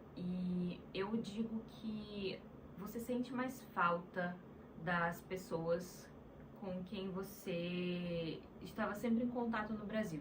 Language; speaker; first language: Portuguese; native; Portuguese